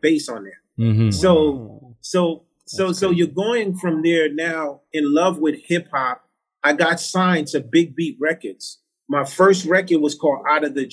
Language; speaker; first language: English; early bilingual, other home language; Haitian Creole